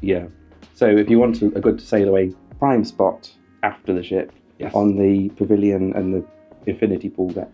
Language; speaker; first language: English; native; English